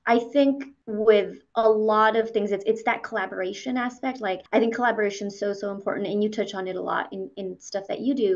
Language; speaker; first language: English; early bilingual, other home language; Spanish